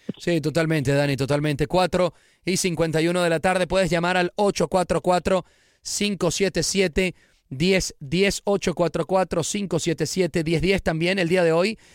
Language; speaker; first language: Spanish; native; Spanish